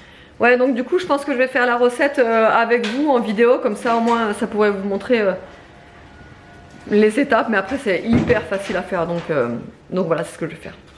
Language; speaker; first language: French; native; French